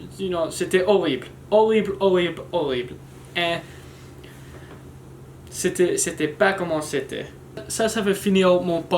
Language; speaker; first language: French; non-native, learner; English